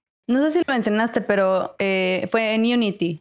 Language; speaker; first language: Spanish; native; Spanish